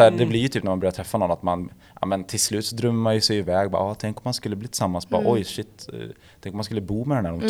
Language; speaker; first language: Swedish; native; Swedish